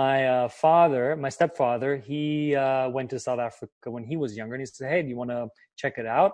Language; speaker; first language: English; non-native, fluent; German